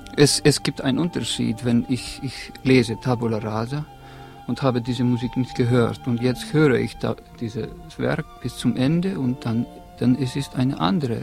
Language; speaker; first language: German; non-native, fluent; Estonian